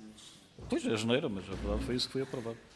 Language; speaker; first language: Portuguese; native; Portuguese